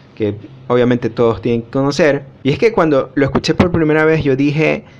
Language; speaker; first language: Spanish; native; Spanish